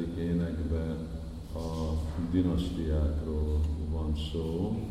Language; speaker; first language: Hungarian; early bilingual, heritage; Hungarian